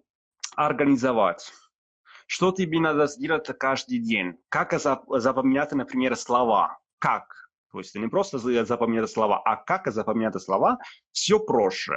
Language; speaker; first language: Russian; non-native, fluent; Italian